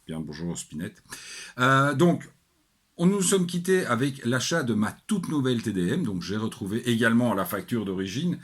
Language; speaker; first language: French; native; French